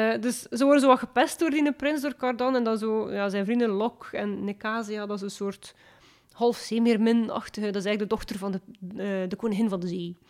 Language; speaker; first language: Dutch; native; Dutch